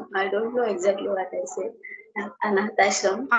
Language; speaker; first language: English; non-native, learner; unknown